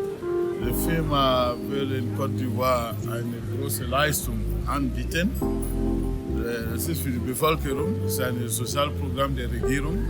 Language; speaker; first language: German; non-native, fluent; French